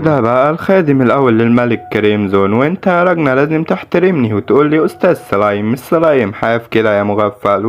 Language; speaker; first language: Arabic; native; Arabic